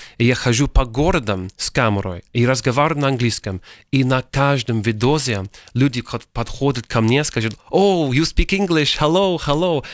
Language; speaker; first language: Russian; non-native, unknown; English